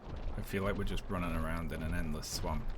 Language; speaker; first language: English; native; English